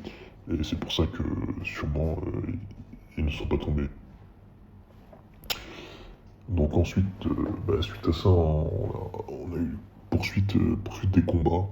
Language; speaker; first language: French; native; French